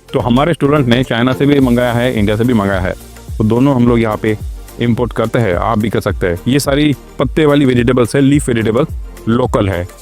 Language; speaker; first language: Hindi; non-native, local second language; Marathi